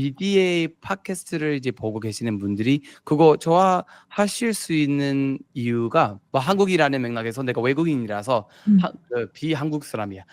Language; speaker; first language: Korean; non-native, fluent; English